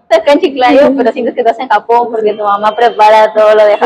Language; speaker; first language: Spanish; native; Spanish